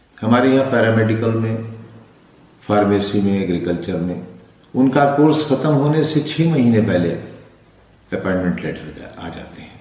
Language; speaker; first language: Urdu; native; Urdu